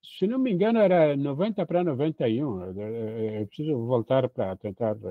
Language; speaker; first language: Portuguese; native; Portuguese